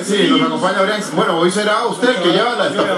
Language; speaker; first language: Spanish; native; Spanish